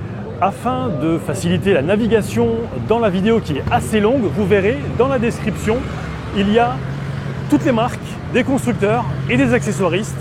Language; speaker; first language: French; native; French